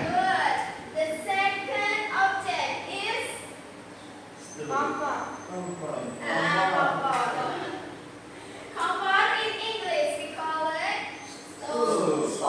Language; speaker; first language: English; non-native, learner; Indonesian